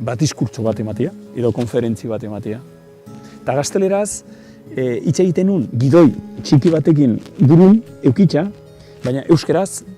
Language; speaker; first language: Basque; non-native, local second language; Spanish